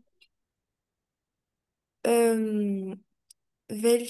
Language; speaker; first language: German; non-native, learner; French